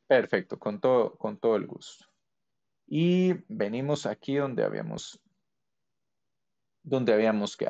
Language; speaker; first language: Spanish; native; Spanish